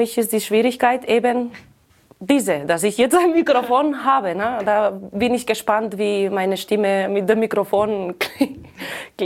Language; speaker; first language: German; non-native, fluent; Catalan